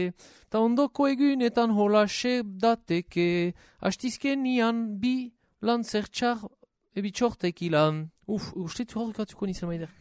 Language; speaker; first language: Basque; native; Basque